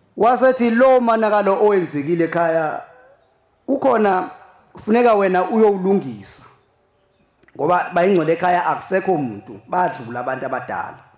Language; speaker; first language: Zulu; native; Zulu